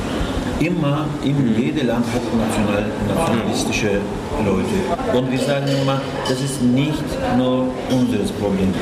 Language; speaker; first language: German; non-native, fluent; Turkish